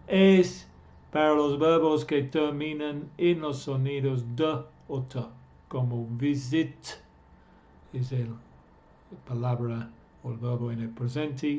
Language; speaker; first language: Spanish; non-native, fluent; English